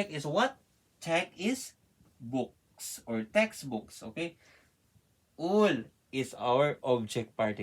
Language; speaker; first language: English; non-native, learner; Filipino